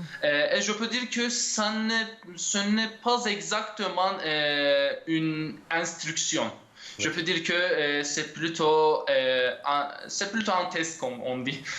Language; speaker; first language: French; non-native, fluent; Turkish